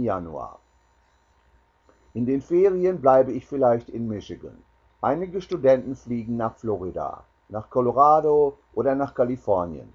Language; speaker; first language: German; non-native, learner; English